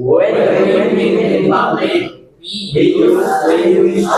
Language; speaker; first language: English; non-native, learner; Indonesian